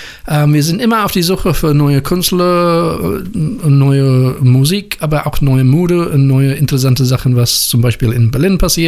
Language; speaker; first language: German; non-native, learner; English